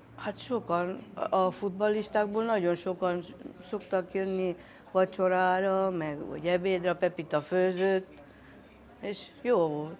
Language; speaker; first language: Hungarian; early bilingual, heritage; Hungarian